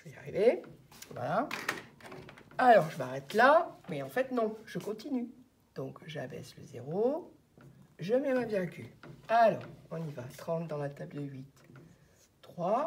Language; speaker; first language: French; native; French